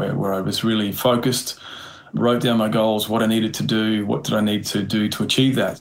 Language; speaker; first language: English; native; English